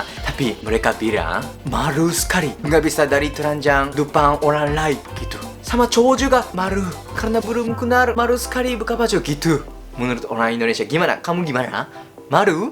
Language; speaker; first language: Indonesian; non-native, learner; Japanese